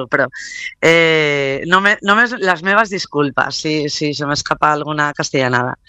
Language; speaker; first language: Catalan; non-native, local second language; Spanish